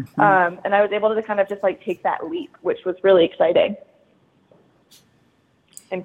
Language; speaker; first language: English; native; English